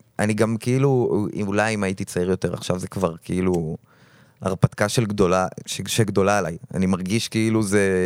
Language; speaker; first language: Hebrew; native; Hebrew